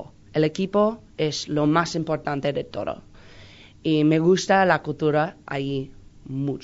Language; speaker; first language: Spanish; non-native, learner; English